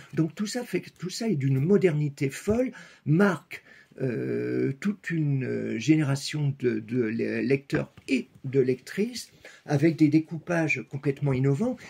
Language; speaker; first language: French; native; French